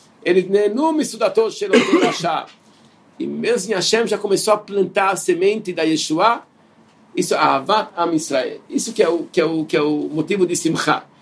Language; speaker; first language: Portuguese; non-native, fluent; Hebrew